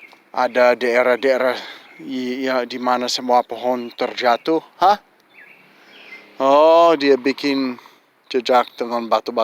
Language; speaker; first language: Indonesian; non-native, fluent; English